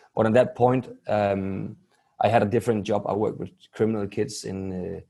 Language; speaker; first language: English; non-native, fluent; Danish